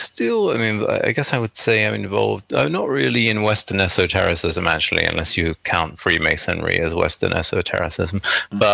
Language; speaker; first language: English; native; English